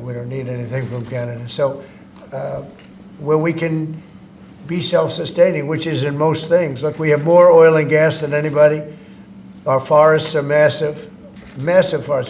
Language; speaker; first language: English; native; English